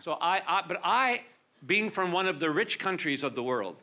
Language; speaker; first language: English; native; English